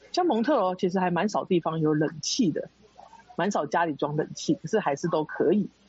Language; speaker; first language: Chinese; early bilingual, heritage; Chinese